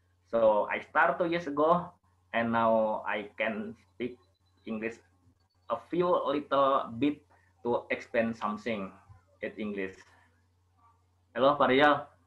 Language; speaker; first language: English; non-native, learner; Indonesian